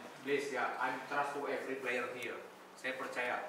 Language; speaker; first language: English; non-native, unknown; Indonesian